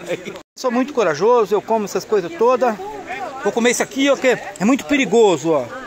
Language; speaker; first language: Portuguese; native; Portuguese